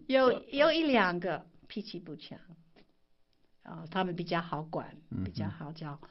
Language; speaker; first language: Chinese; non-native, fluent; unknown